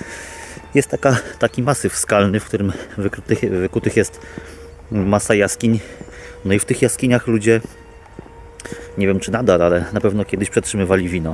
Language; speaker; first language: Polish; native; Polish